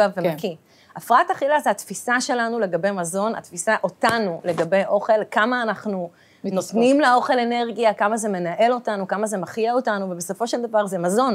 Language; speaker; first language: Hebrew; early bilingual, other home language; Russian